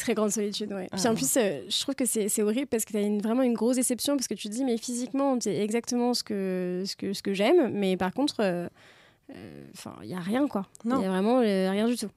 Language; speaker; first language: French; native; French